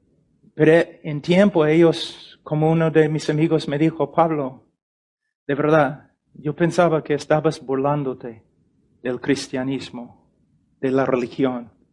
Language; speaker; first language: Spanish; non-native, fluent; English